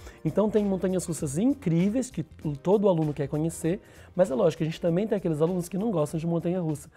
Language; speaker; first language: Portuguese; native; Portuguese